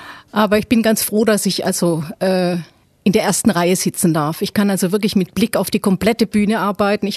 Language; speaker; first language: German; native; German